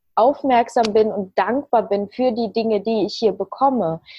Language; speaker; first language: German; early bilingual, other home language; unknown